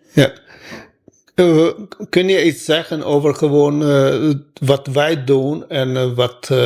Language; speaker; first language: Dutch; non-native, fluent; Albanian